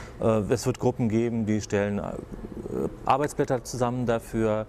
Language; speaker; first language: German; native; German